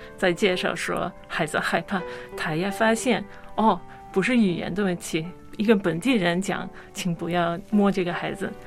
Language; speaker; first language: Chinese; non-native, fluent; English